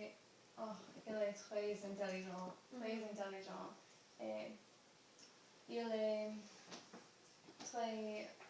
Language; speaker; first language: French; non-native, learner; English